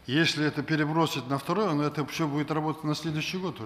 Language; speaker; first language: Russian; non-native, local second language; Kazakh